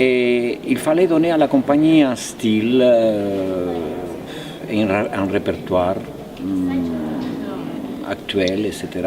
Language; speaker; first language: French; non-native, fluent; Spanish